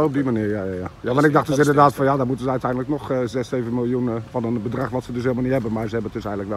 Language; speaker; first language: Dutch; native; Dutch